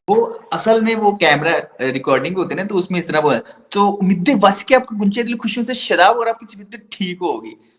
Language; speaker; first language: Urdu; non-native, local second language; Punjabi